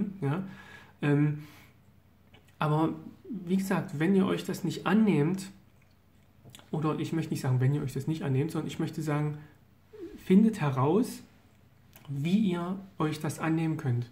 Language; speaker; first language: German; native; German